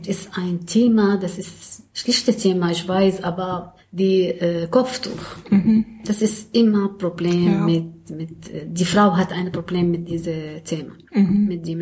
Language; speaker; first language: German; non-native, learner; Arabic